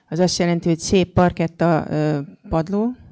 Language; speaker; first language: Hungarian; native; Hungarian